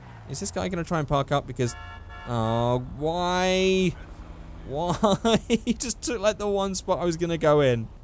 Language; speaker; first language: English; native; English